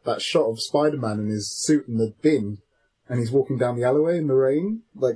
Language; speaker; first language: English; native; English